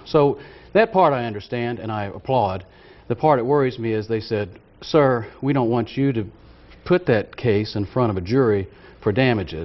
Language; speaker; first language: English; native; English